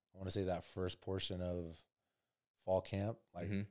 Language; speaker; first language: English; native; English